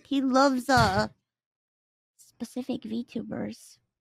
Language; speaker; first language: English; early bilingual, other home language; Spanish